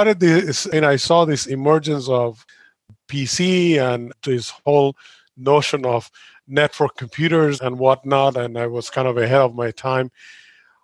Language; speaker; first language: English; non-native, local second language; Bangla